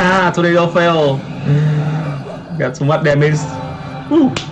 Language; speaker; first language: English; non-native, learner; Vietnamese